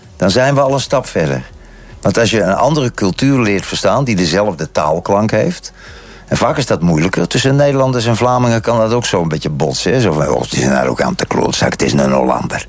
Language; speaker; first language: Dutch; native; Dutch